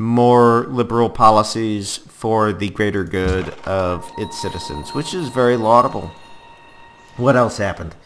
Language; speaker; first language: English; native; English